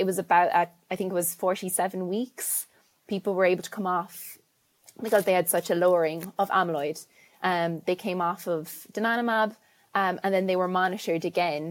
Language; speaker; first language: English; native; English